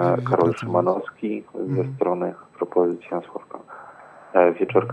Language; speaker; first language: Polish; native; Polish